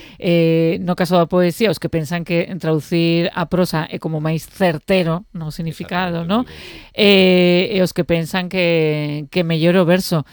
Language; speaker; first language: Galician; native; Galician